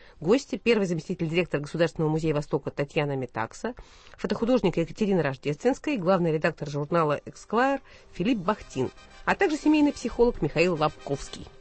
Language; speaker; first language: Russian; native; Russian